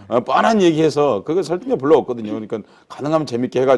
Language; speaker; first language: Korean; native; Korean